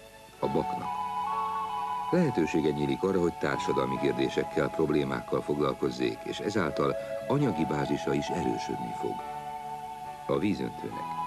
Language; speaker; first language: Hungarian; native; Hungarian